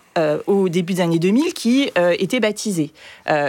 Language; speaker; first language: French; native; French